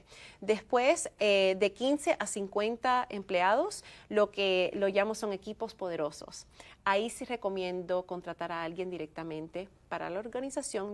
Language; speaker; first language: Spanish; early bilingual, heritage; Spanish